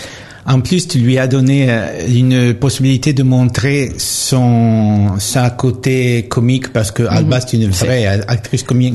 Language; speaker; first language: French; non-native, fluent; Italian